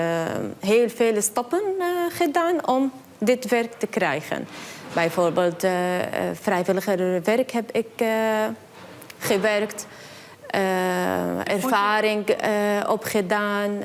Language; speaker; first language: Dutch; non-native, learner; Arabic